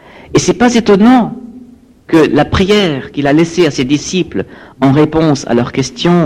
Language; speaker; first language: French; native; French